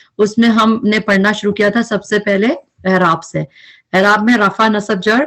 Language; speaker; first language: Urdu; native; Urdu